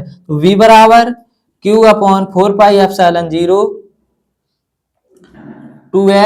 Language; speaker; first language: Hindi; native; Hindi